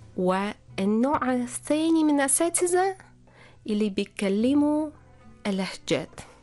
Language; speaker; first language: Arabic; non-native, fluent; Russian